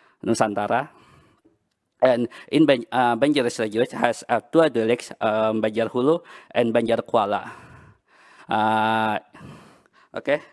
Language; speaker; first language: English; non-native, learner; Banjar